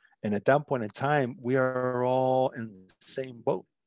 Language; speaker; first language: English; non-native, fluent; Spanish